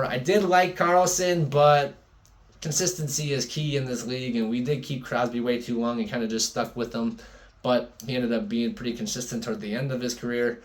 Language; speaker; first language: English; native; English